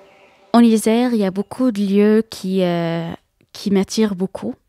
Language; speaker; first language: French; non-native, fluent; Arabic